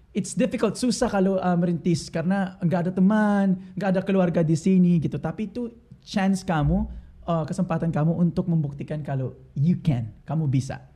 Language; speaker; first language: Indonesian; non-native, fluent; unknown